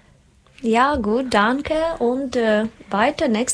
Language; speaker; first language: German; non-native, learner; Russian